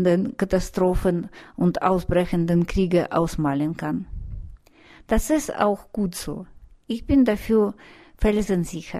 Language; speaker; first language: German; non-native, fluent; Russian